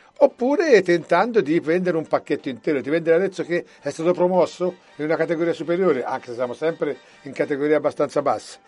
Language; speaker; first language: Italian; early bilingual, heritage; Italian